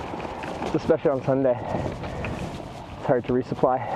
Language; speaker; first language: English; native; English